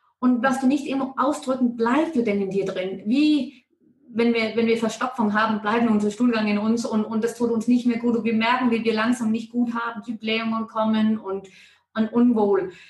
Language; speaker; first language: German; non-native, fluent; Danish